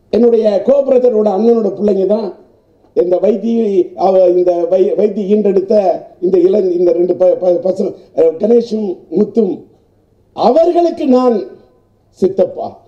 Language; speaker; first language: Tamil; native; Tamil